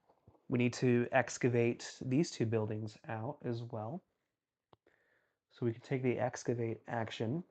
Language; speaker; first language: English; native; English